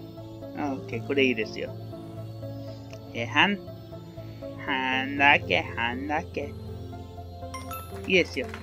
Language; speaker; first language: Japanese; non-native, learner; English